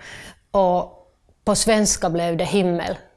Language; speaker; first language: Swedish; non-native, local second language; Finnish